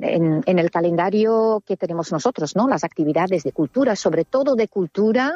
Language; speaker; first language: Spanish; non-native, fluent; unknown